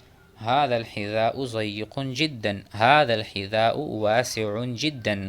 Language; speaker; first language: Arabic; non-native, fluent; Urdu